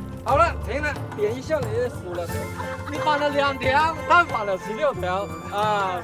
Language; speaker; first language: Chinese; non-native, local second language; Cantonese